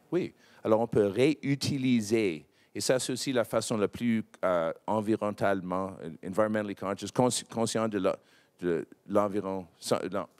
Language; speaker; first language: French; non-native, local second language; English